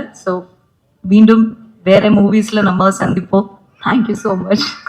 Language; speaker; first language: Tamil; non-native, fluent; Malayalam